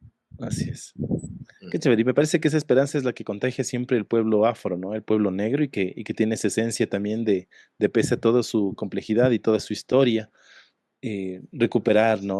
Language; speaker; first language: Spanish; native; Spanish